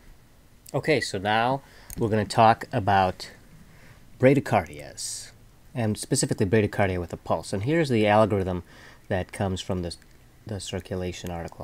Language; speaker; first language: English; native; English